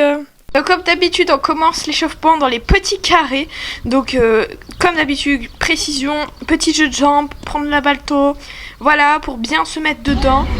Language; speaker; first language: French; native; French